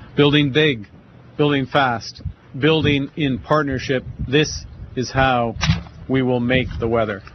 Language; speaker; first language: English; native; English